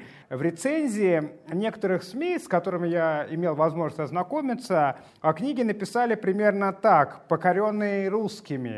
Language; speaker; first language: Russian; native; Russian